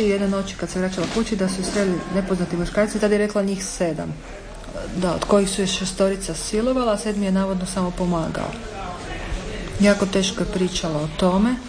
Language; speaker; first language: Serbian; native; Serbian